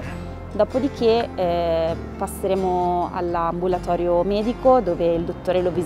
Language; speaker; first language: Italian; native; Italian